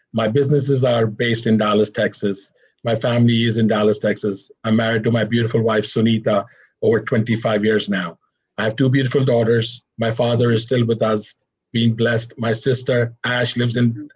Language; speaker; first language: English; non-native, local second language; Hindi